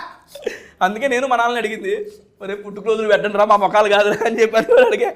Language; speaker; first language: Telugu; native; Telugu